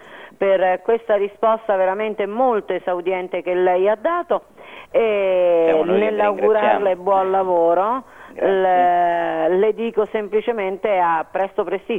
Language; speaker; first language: Italian; native; Italian